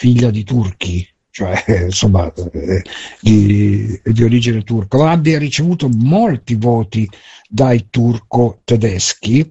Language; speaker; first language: Italian; native; Italian